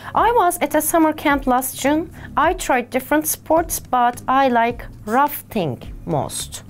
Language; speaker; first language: English; non-native, fluent; Turkish